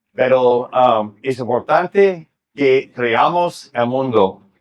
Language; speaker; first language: Spanish; non-native, learner; English